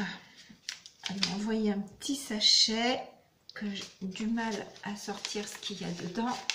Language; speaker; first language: French; native; French